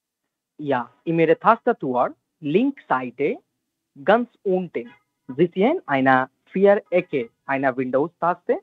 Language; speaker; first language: German; non-native, learner; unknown